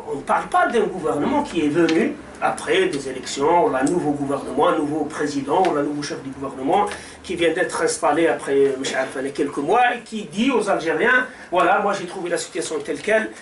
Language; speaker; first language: French; non-native, local second language; Arabic